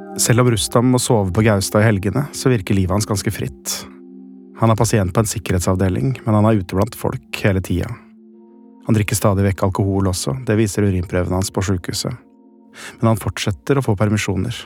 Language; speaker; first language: Norwegian; native; Norwegian